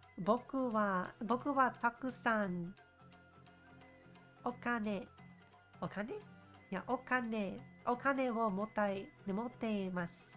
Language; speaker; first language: Japanese; non-native, learner; French